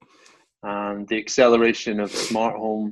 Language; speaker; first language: English; native; English